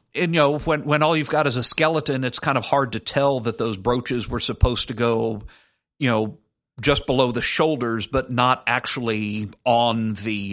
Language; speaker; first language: English; native; English